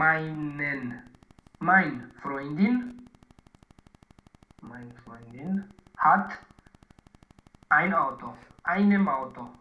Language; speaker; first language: German; non-native, learner; Romanian